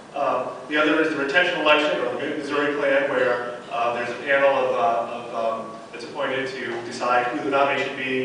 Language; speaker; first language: English; native; English